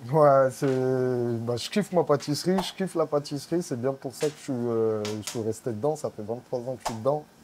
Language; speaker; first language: French; native; French